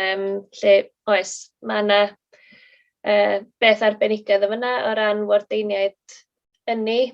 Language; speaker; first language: Welsh; native; Welsh